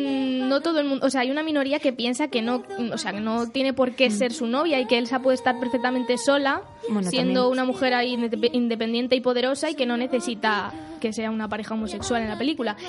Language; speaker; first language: Spanish; native; Spanish